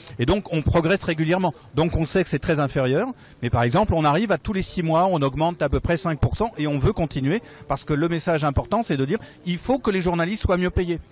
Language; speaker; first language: French; native; French